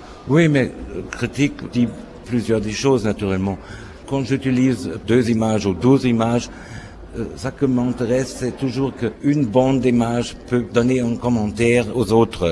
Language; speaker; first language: French; non-native, fluent; German